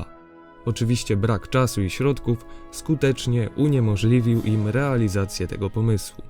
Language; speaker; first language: Polish; native; Polish